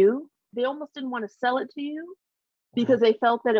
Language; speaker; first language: English; native; English